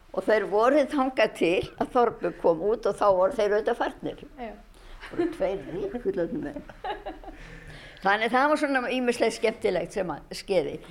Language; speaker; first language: Icelandic; native; Icelandic